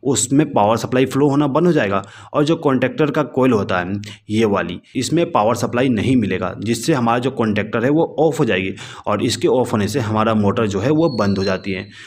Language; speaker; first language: Hindi; native; Hindi